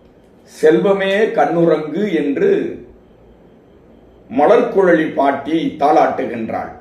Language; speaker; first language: Tamil; native; Tamil